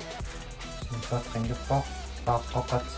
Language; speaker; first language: French; non-native, learner; Korean